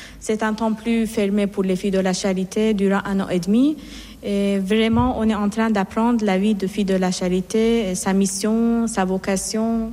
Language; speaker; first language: French; non-native, fluent; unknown